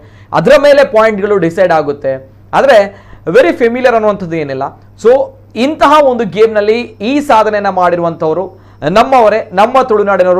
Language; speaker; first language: Kannada; native; Kannada